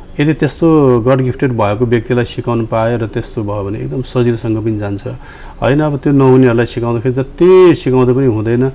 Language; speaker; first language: Nepali; non-native, local second language; Newari